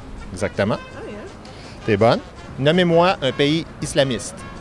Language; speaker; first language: French; native; French